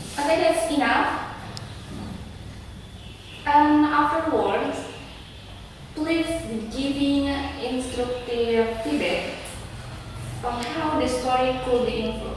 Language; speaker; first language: English; non-native, learner; Indonesian